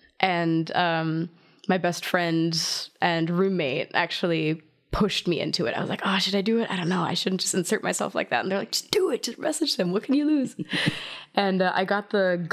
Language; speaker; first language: English; non-native, fluent; German